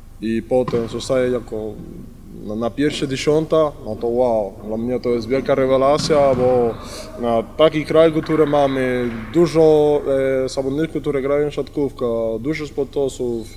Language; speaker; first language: Polish; non-native, learner; Spanish